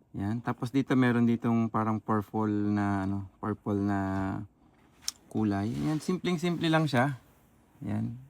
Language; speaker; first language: Filipino; native; Filipino